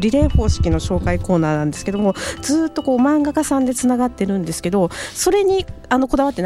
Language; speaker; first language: Japanese; native; Japanese